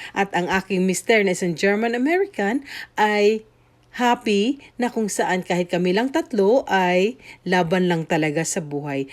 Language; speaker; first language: Filipino; native; Filipino